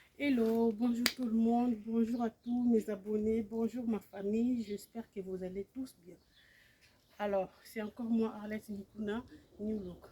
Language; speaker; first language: French; non-native, local second language; Lingala